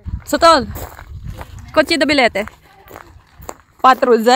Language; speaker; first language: Romanian; non-native, learner; Filipino